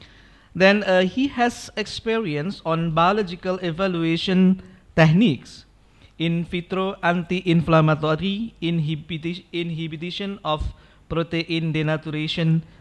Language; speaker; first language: English; non-native, local second language; Indonesian